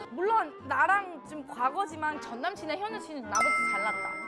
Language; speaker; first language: Korean; non-native, fluent; Thai